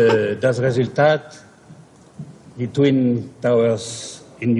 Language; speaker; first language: German; non-native, fluent; French